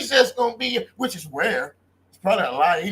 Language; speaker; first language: English; native; English